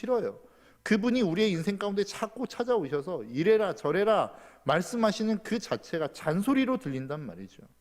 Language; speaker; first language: Korean; native; Korean